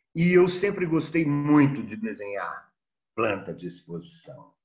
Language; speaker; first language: Portuguese; native; Portuguese